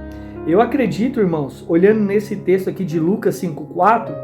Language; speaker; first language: Portuguese; native; Portuguese